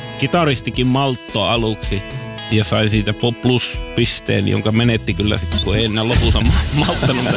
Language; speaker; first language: Finnish; native; Finnish